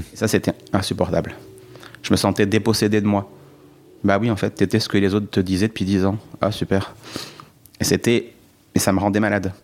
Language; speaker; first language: French; native; French